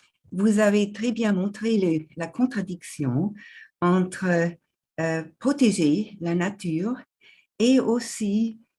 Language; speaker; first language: French; non-native, local second language; German